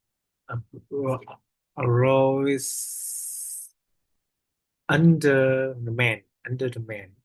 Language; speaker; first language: English; non-native, learner; Vietnamese